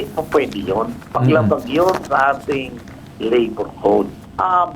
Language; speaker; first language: Filipino; native; Filipino